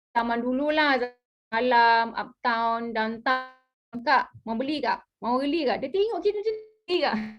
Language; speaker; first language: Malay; native; Malay